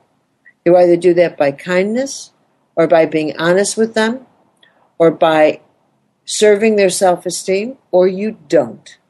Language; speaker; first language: English; native; English